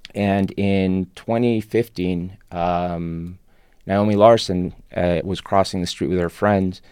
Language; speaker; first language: English; non-native, fluent; Spanish